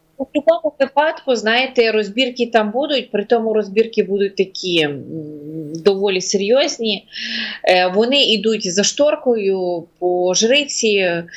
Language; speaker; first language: Ukrainian; non-native, local second language; Russian